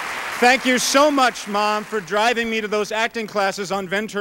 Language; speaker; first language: English; native; English